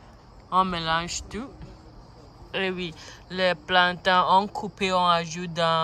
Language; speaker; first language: French; non-native, learner; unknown